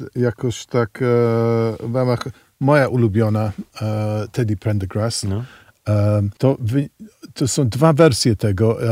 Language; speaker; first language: Polish; early bilingual, heritage; Polish